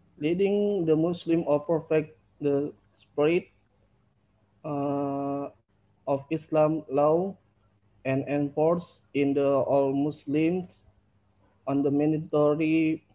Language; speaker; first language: English; non-native, learner; Indonesian